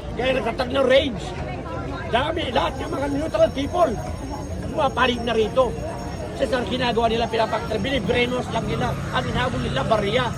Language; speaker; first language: Filipino; native; Filipino